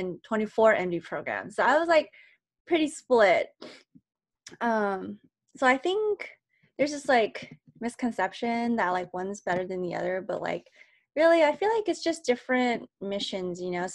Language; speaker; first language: English; native; English